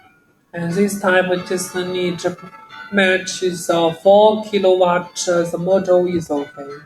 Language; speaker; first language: English; non-native, learner; Chinese